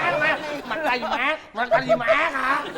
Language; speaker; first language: Vietnamese; native; Vietnamese